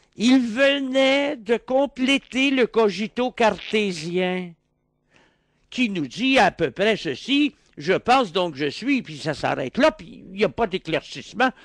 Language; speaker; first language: French; native; French